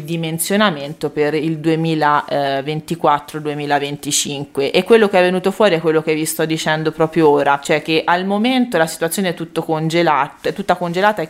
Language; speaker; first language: Italian; native; Italian